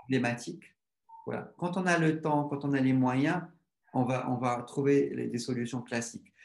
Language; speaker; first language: French; non-native, local second language; Arabic